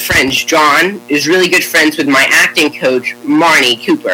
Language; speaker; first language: English; native; English